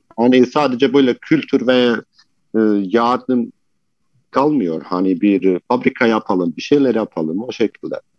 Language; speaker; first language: Turkish; non-native, fluent; Bosnian